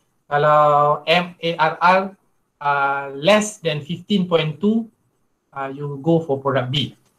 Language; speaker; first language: English; non-native, local second language; Malay